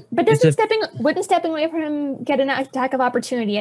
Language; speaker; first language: English; native; English